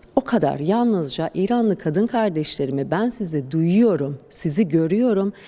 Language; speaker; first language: Turkish; non-native, fluent; Persian